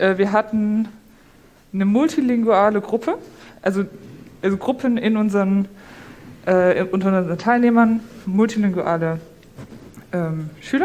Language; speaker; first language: German; native; German